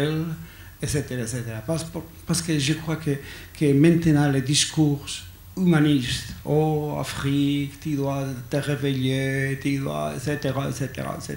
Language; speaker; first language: French; non-native, learner; Basque